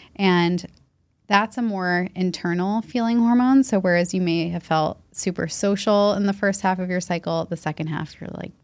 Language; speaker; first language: English; native; English